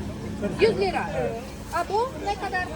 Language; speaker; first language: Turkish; non-native, learner; Russian